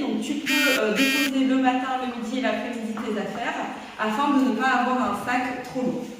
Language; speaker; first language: French; native; French